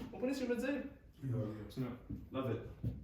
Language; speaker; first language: French; native; French